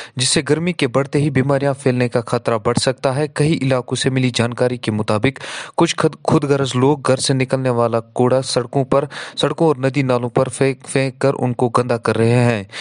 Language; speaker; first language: Urdu; non-native, local second language; Kashmiri